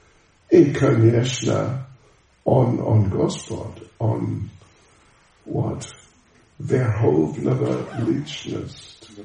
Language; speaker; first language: Russian; non-native, learner; English